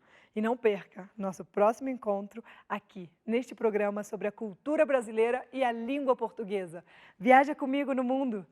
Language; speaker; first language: Portuguese; non-native, fluent; Spanish